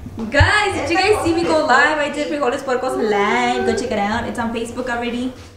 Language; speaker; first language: English; early bilingual, other home language; Spanish